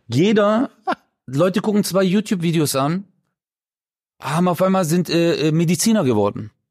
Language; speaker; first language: German; early bilingual, other home language; Turkish